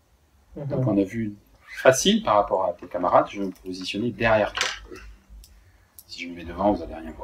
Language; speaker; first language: French; native; French